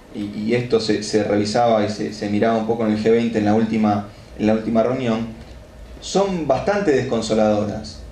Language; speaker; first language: Spanish; native; Spanish